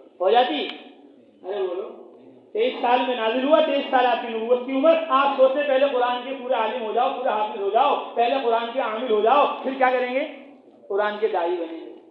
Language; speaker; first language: Urdu; native; Urdu